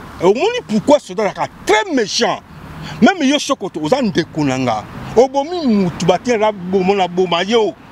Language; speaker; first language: Lingala; non-native, local second language; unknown